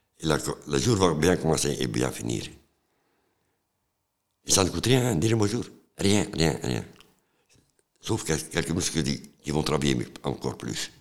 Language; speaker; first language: French; non-native, local second language; Dutch